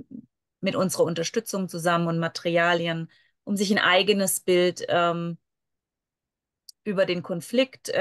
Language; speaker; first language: German; native; German